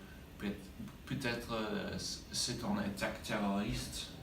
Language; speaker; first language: French; non-native, learner; English